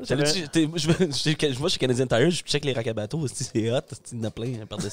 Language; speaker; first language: French; native; French